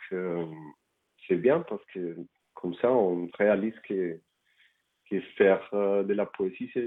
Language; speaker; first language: French; non-native, fluent; Spanish